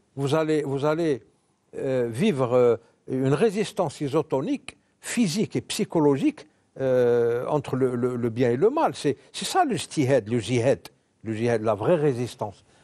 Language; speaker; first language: French; non-native, local second language; Arabic